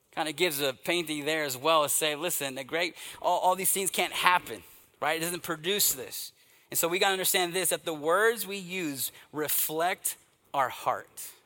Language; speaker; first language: English; native; English